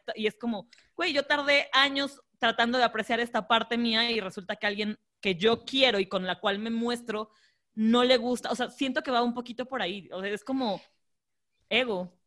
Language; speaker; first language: Spanish; native; Spanish